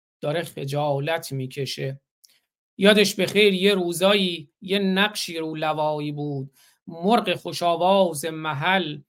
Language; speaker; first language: Persian; native; Persian